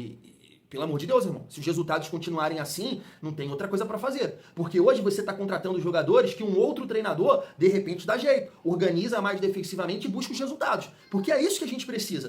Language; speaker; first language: Portuguese; native; Portuguese